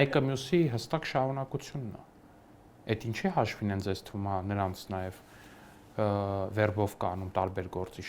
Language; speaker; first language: Armenian; native; Armenian